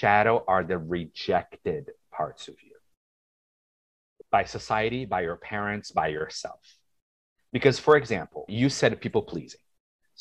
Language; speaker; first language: English; non-native, fluent; Portuguese